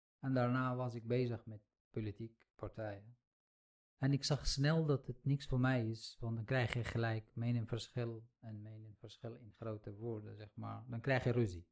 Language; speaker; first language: Dutch; non-native, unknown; Kurdish